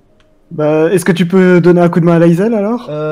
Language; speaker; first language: French; native; French